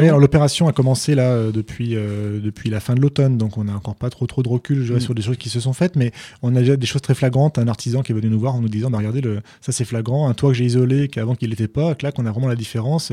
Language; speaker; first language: French; native; French